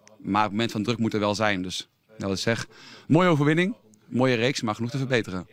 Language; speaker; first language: Dutch; native; Dutch